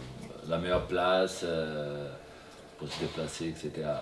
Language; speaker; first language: French; non-native, fluent; Portuguese